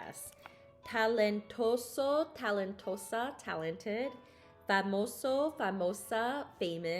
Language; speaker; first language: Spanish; non-native, learner; English